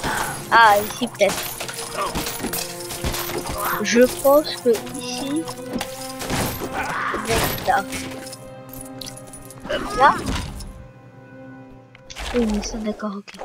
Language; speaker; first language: French; native; French